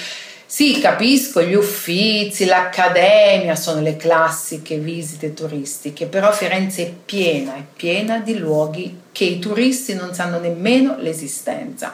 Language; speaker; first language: Italian; native; Italian